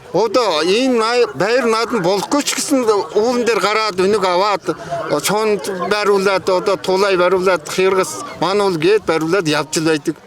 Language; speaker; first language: Mongolian; non-native, local second language; Kazakh